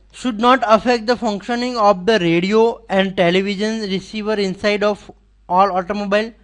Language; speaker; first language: English; non-native, local second language; Gujarati